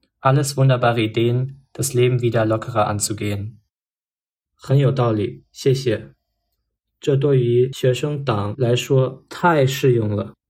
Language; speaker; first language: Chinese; non-native, fluent; German